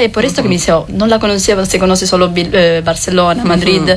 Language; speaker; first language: Spanish; non-native, fluent; Italian